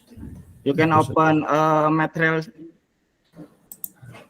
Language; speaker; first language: English; non-native, learner; Indonesian